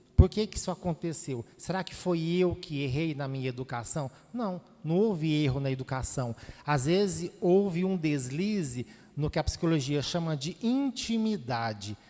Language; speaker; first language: Portuguese; native; Portuguese